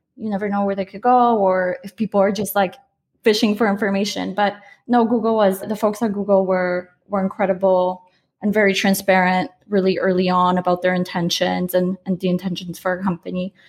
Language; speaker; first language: English; early bilingual, other home language; Polish